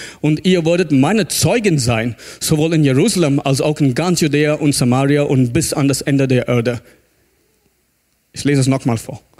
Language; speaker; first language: German; non-native, fluent; English